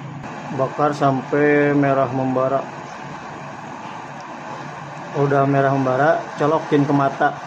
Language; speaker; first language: Indonesian; native; Indonesian